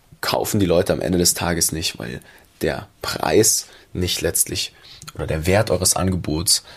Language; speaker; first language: German; native; German